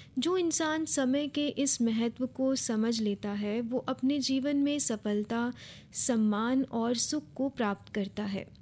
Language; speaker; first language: Hindi; native; Hindi